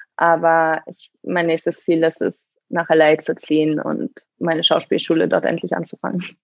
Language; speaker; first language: German; native; German